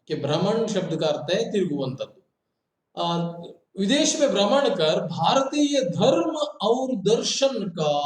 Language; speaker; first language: Hindi; non-native, local second language; Kannada